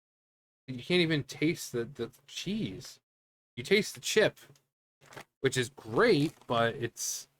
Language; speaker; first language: English; native; English